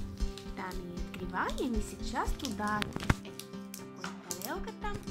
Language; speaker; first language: Russian; non-native, learner; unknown